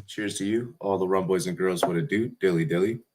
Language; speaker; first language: English; native; English